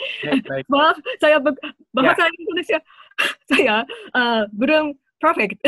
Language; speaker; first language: Indonesian; non-native, learner; Japanese